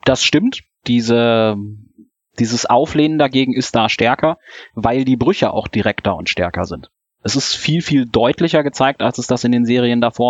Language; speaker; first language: German; native; German